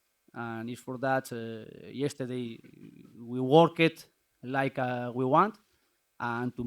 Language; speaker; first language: English; non-native, learner; Spanish